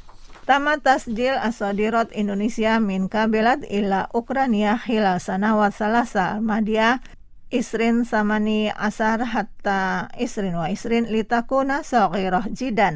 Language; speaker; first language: Arabic; non-native, fluent; Indonesian